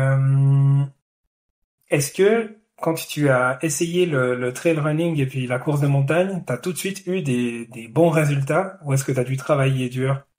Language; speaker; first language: French; native; French